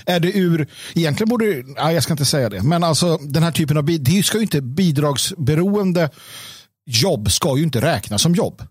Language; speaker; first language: Swedish; native; Swedish